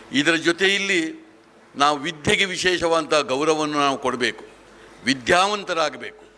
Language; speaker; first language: Kannada; non-native, local second language; Tulu